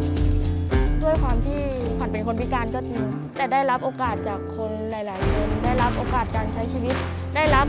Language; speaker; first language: Thai; native; Thai